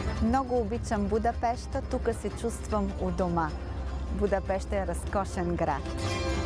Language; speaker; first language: Hungarian; non-native, fluent; Bulgarian